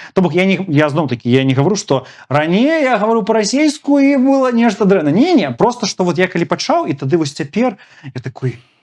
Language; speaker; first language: Belarusian; non-native, local second language; Russian